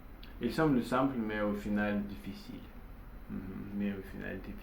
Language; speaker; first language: French; non-native, learner; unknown